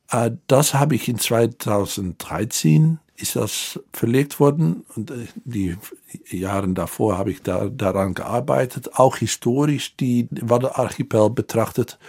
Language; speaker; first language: German; non-native, fluent; Dutch